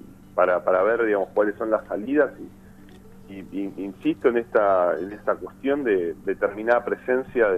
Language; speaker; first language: Spanish; native; Spanish